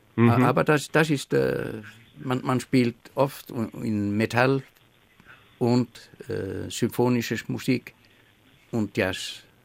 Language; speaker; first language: German; non-native, learner; Faroese